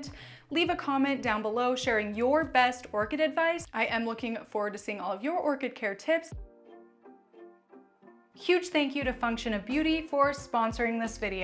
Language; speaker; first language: English; native; English